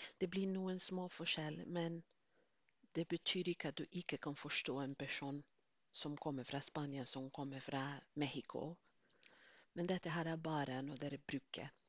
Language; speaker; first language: Norwegian; non-native, fluent; Spanish